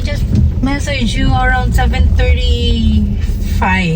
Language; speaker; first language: English; non-native, learner; Filipino